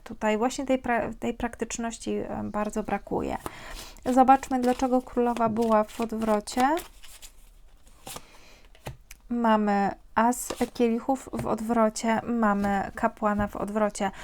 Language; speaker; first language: Polish; native; Polish